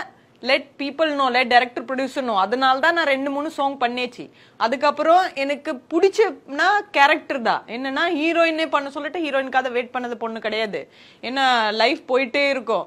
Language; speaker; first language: Tamil; non-native, learner; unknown